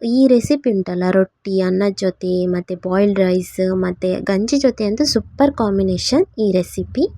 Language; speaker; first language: Kannada; non-native, local second language; Tulu